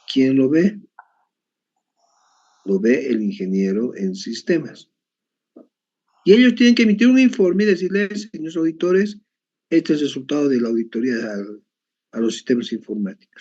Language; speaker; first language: Spanish; native; Spanish